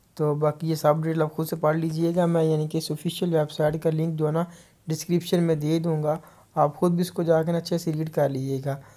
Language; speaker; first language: Urdu; non-native, local second language; Punjabi